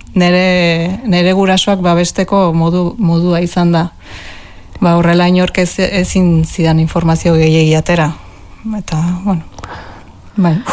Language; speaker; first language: Basque; non-native, local second language; Spanish